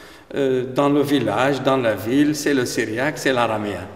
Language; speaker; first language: French; non-native, fluent; Aramaic